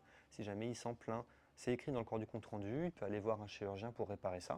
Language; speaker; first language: French; native; French